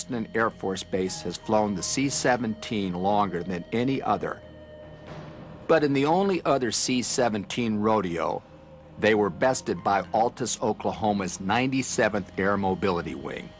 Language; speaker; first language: English; native; English